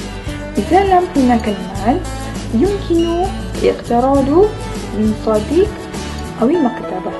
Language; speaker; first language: Arabic; non-native, learner; Malay